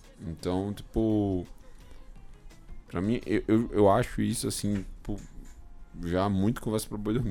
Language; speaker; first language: Portuguese; native; Portuguese